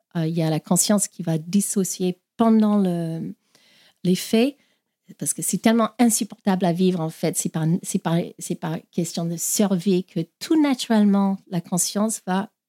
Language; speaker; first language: French; non-native, fluent; English